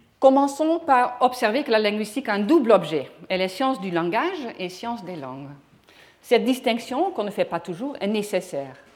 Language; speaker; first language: French; non-native, fluent; Dutch